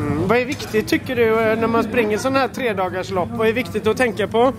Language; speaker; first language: Swedish; native; Swedish